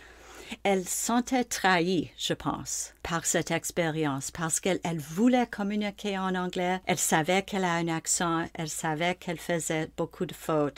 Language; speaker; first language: French; non-native, local second language; English